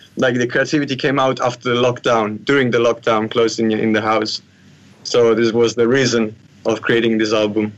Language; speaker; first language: English; non-native, fluent; Italian